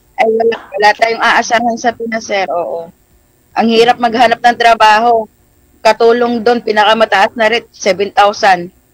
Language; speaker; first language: Filipino; non-native, local second language; Iloko